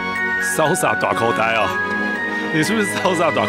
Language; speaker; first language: Chinese; native; Chinese